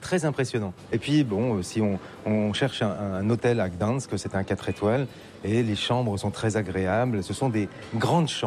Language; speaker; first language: French; native; French